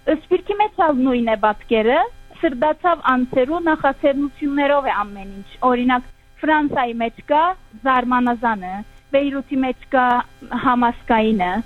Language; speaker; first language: Armenian; early bilingual, heritage; Armenian